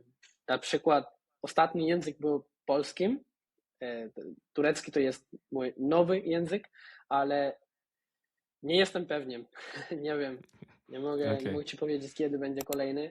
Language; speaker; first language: Polish; non-native, fluent; Spanish